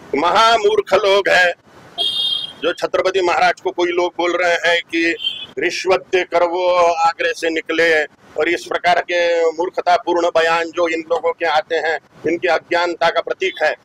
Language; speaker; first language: Hindi; non-native, local second language; Marathi